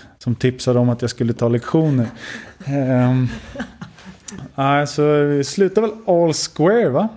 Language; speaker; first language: Swedish; early bilingual, other home language; Lithuanian